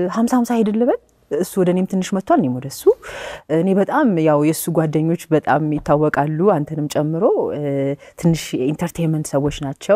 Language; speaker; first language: Amharic; native; Amharic